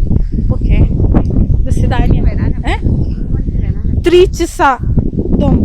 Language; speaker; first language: Russian; non-native, learner; Malayalam